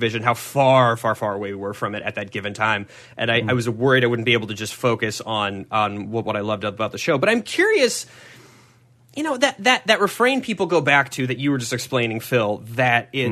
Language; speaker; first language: English; native; English